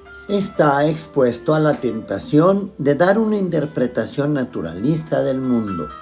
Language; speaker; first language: Spanish; native; Spanish